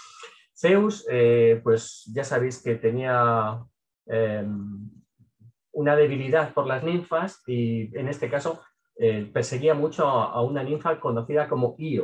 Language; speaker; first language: Spanish; native; Spanish